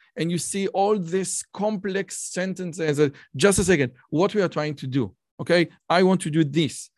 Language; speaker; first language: English; non-native, fluent; Hebrew